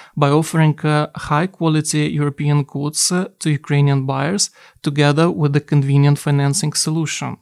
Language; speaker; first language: English; non-native, fluent; Ukrainian